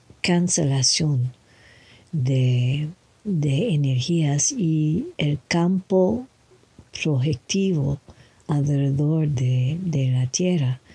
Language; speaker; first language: Spanish; non-native, learner; English